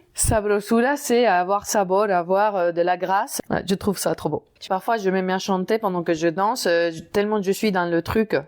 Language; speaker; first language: French; non-native, fluent; Spanish